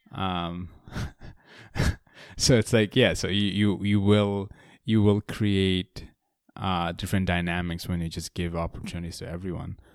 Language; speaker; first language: English; non-native, local second language; Bangla